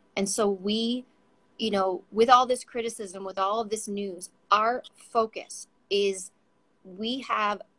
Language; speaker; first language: English; native; English